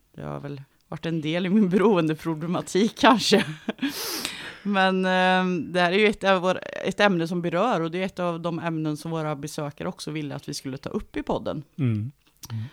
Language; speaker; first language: Swedish; native; Swedish